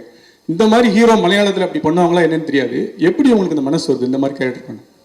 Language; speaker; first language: Tamil; native; Tamil